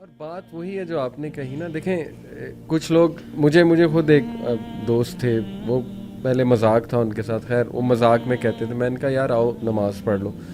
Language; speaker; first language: Urdu; native; Urdu